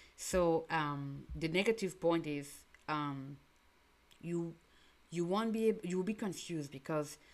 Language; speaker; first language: English; non-native, local second language; French